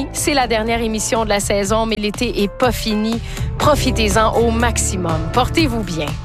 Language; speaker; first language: French; native; French